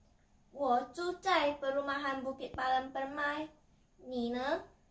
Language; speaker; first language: Chinese; non-native, learner; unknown